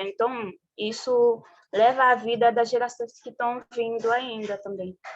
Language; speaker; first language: Portuguese; non-native, fluent; Haitian Creole